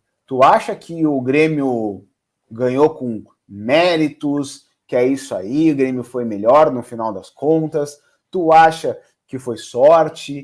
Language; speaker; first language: Portuguese; native; Portuguese